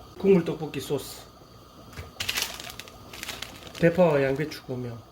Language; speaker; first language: Korean; native; Korean